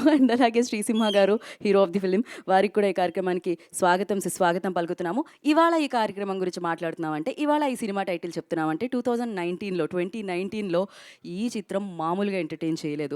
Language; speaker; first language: Telugu; native; Telugu